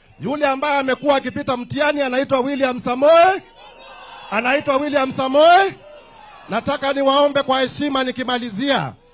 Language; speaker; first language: Swahili; non-native, local second language; Kamba